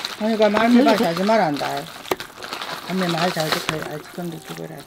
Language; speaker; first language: Korean; native; Korean